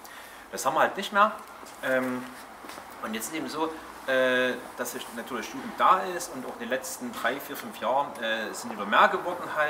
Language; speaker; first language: German; native; German